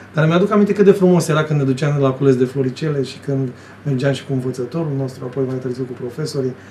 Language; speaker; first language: Romanian; native; Romanian